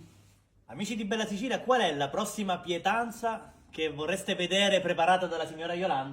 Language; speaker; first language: Italian; native; Italian